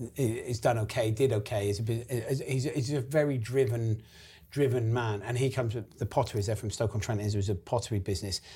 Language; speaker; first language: English; native; English